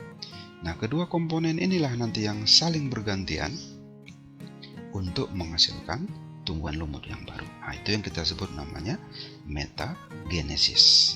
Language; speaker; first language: Indonesian; native; Indonesian